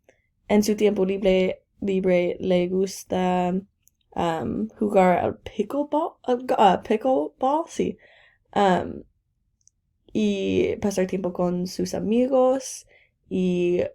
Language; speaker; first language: Spanish; non-native, learner; English